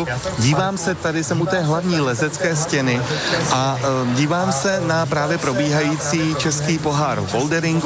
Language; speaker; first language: Czech; native; Czech